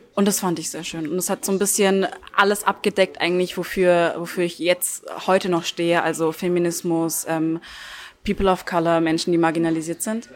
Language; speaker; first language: German; early bilingual, other home language; Turkish